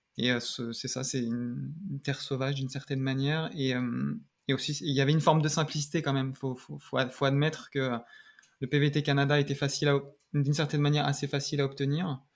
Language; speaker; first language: French; native; French